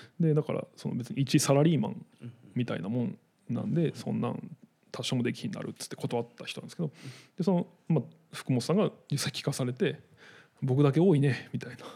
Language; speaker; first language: Japanese; native; Japanese